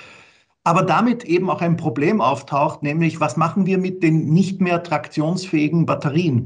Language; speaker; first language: German; native; German